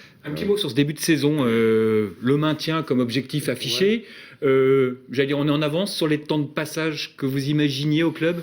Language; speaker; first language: French; native; French